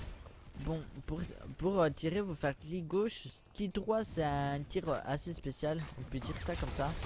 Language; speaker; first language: French; native; French